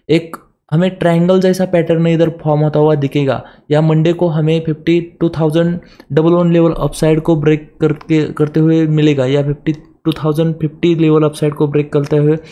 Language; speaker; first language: Hindi; non-native, local second language; Marathi